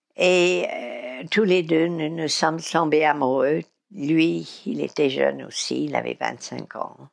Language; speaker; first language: French; non-native, fluent; English